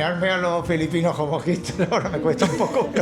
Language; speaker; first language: Spanish; native; Spanish